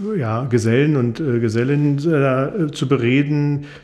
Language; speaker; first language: German; native; German